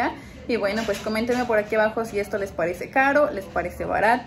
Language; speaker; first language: Spanish; native; Spanish